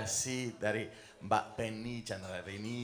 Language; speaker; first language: Indonesian; non-native, fluent; French